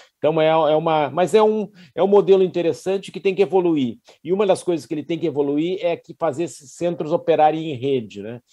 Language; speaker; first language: Portuguese; native; Portuguese